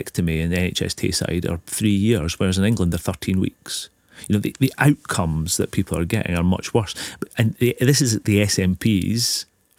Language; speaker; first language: English; native; English